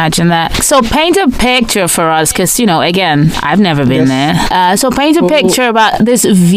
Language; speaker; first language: English; non-native, local second language; Yoruba